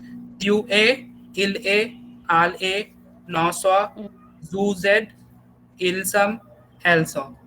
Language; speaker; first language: French; non-native, learner; Hindi